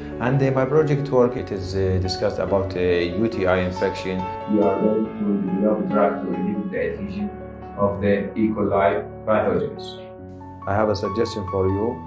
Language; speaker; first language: English; non-native, fluent; Arabic